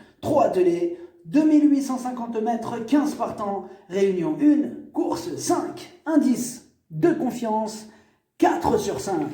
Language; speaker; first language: French; native; French